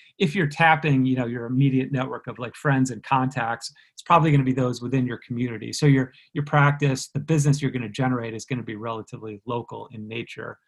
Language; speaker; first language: English; native; English